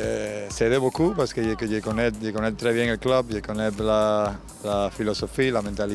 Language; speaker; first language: French; non-native, learner; Spanish